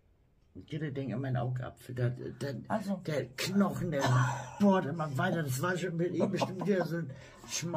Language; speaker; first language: German; native; German